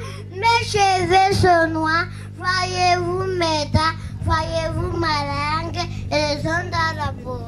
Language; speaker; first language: French; non-native, learner; Kinyarwanda